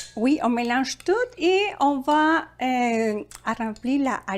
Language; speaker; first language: French; non-native, learner; Spanish